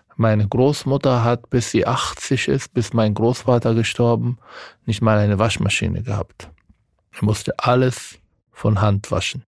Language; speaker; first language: German; non-native, fluent; Arabic